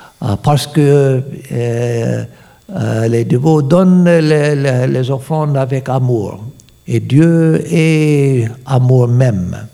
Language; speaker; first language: French; non-native, fluent; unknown